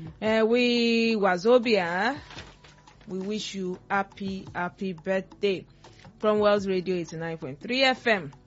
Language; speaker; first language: Nigerian Pidgin; non-native, local second language; Yoruba